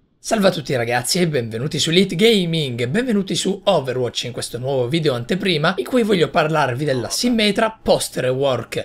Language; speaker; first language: Italian; native; Italian